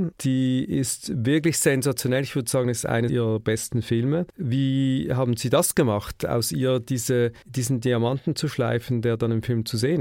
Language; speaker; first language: German; native; German